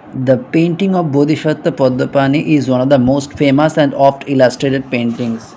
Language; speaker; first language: English; non-native, local second language; Bangla